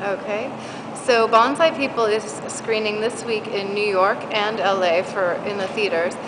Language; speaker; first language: English; native; English